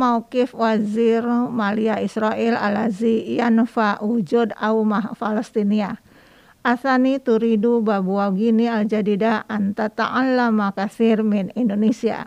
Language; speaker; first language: Arabic; non-native, fluent; Indonesian